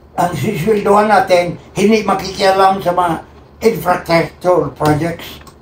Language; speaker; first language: Filipino; non-native, local second language; Cebuano